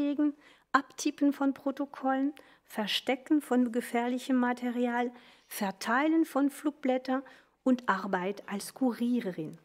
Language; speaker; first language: German; non-native, fluent; French